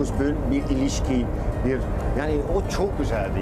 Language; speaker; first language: Turkish; non-native, fluent; Dutch